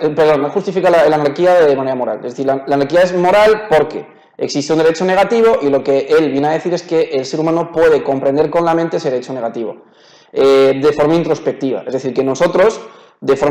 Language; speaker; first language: Spanish; native; Spanish